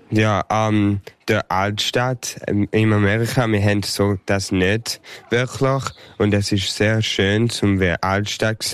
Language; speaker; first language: German; early bilingual, heritage; English